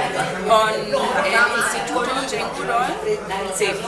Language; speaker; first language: Spanish; non-native, fluent; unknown